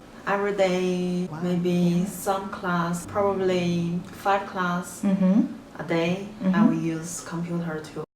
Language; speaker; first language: English; non-native, learner; Chinese